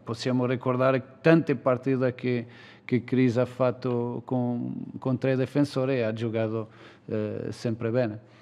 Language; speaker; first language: Italian; non-native, learner; Portuguese